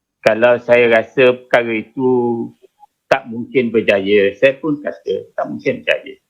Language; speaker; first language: Malay; native; Malay